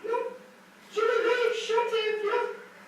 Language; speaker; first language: French; non-native, learner; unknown